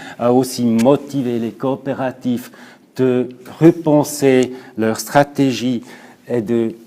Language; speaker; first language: French; non-native, local second language; German